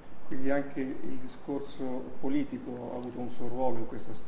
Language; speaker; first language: Italian; native; Italian